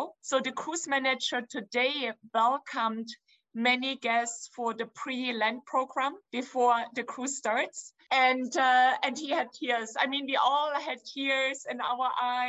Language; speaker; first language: English; non-native, fluent; German